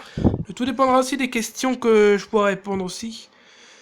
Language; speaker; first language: French; native; French